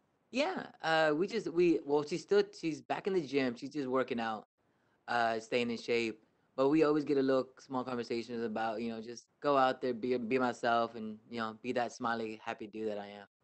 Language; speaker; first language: English; early bilingual, other home language; Spanish